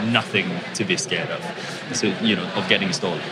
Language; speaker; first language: English; non-native, fluent; Japanese